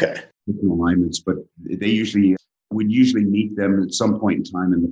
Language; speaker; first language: English; native; English